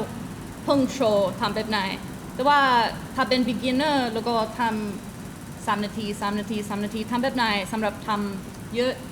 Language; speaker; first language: Thai; non-native, learner; English